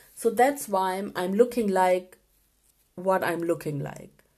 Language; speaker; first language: English; non-native, fluent; Urdu